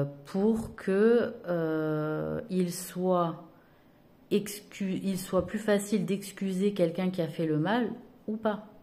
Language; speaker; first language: French; native; French